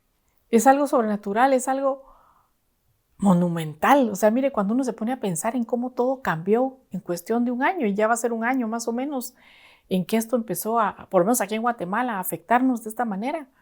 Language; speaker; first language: Spanish; native; Spanish